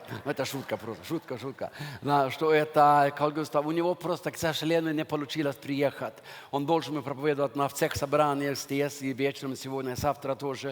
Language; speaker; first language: Russian; non-native, fluent; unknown